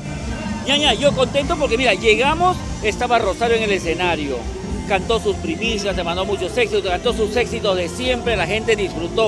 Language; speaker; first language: Spanish; native; Spanish